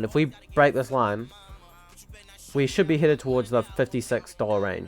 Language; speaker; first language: English; native; English